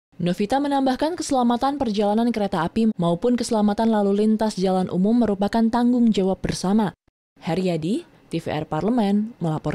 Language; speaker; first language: Indonesian; native; Indonesian